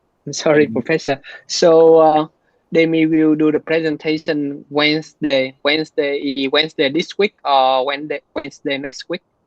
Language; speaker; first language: English; non-native, fluent; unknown